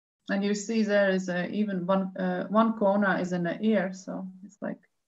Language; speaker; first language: English; non-native, fluent; Latvian